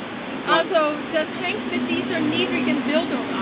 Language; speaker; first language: German; non-native, learner; English